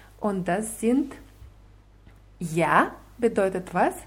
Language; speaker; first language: German; non-native, fluent; Russian